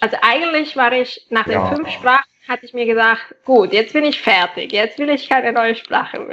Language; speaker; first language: German; non-native, fluent; Catalan